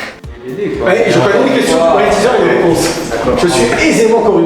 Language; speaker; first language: French; native; French